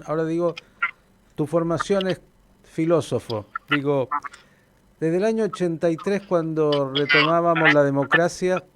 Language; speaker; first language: Spanish; native; Spanish